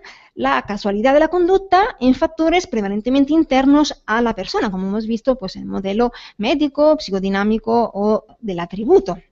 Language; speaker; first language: Spanish; native; Spanish